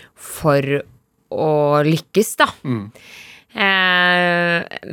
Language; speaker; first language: Norwegian; native; Norwegian